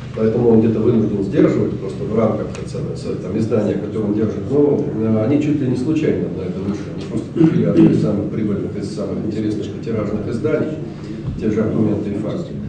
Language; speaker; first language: Russian; native; Russian